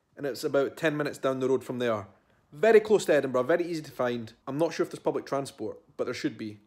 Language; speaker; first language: English; native; English